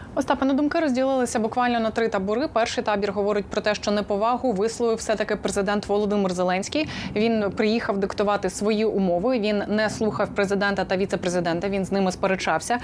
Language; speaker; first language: Ukrainian; native; Ukrainian